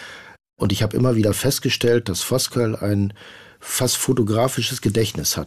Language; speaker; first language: German; native; German